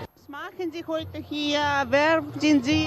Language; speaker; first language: German; non-native, learner; Ukrainian